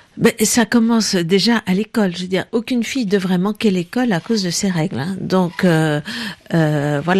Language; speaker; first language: French; native; French